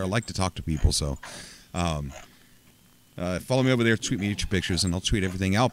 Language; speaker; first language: English; native; English